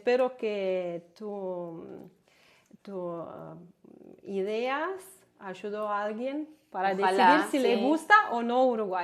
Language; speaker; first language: Spanish; non-native, learner; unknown